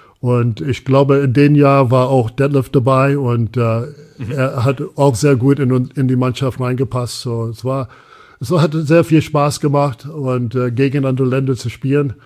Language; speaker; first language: German; early bilingual, heritage; English